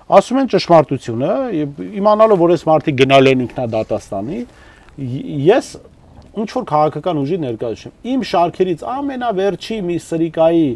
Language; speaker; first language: Armenian; native; Armenian